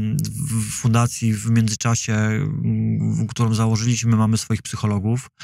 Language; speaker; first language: Polish; native; Polish